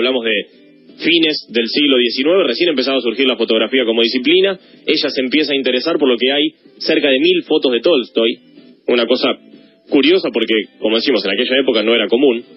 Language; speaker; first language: Spanish; native; Spanish